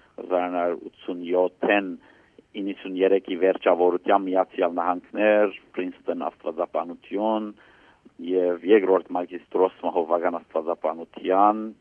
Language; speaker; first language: Armenian; early bilingual, heritage; Armenian